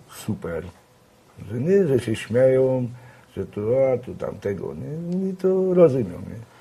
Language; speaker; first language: Polish; native; Polish